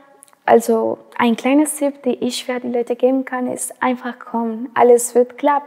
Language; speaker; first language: German; non-native, fluent; Spanish